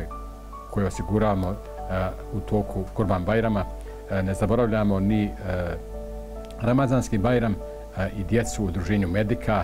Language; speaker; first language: Croatian; native; Croatian